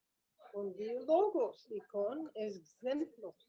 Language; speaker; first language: Spanish; non-native, learner; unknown